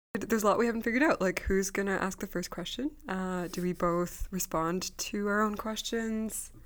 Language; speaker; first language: English; native; English